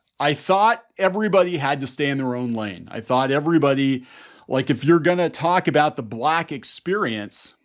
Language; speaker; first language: English; native; English